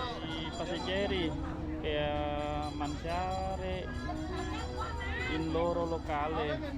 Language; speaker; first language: Italian; non-native, fluent; Vietnamese